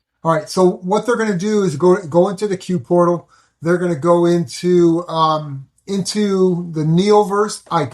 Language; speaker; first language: English; native; English